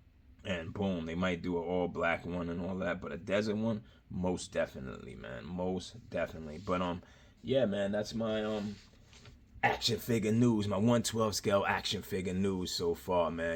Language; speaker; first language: English; native; English